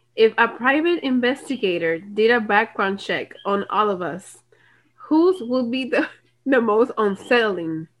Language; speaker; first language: English; non-native, local second language; Spanish